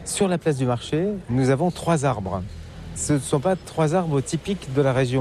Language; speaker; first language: French; native; French